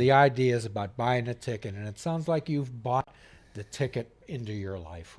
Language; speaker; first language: English; native; English